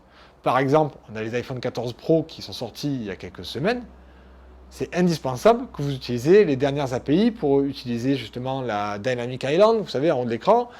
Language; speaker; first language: French; native; French